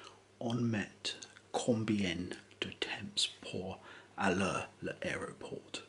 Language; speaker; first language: French; non-native, learner; English